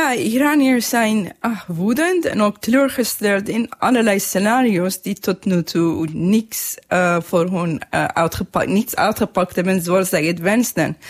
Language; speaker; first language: Dutch; non-native, fluent; Persian